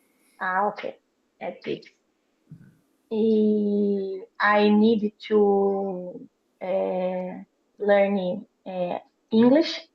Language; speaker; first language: English; non-native, learner; Portuguese